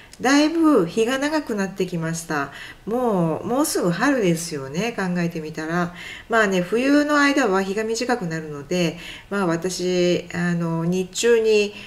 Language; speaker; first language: Japanese; native; Japanese